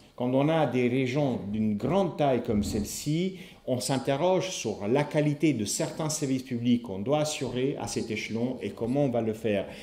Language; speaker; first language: French; non-native, fluent; Italian